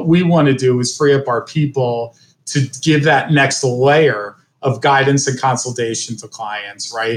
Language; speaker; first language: English; native; English